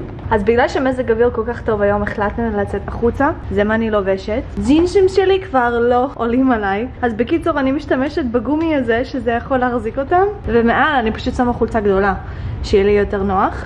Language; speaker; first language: Hebrew; early bilingual, heritage; Hebrew